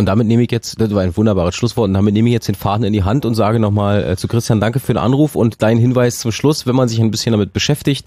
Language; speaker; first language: German; native; German